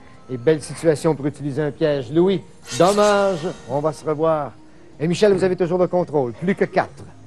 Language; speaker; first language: French; native; French